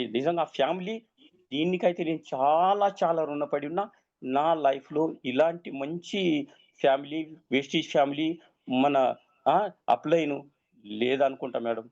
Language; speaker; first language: Telugu; native; Telugu